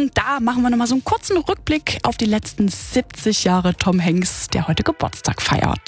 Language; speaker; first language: German; native; German